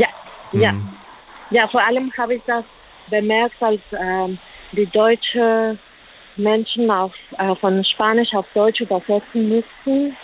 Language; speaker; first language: German; non-native, learner; Spanish